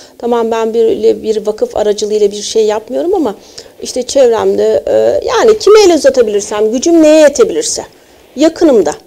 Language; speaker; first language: Turkish; native; Turkish